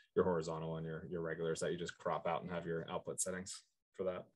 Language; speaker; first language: English; native; English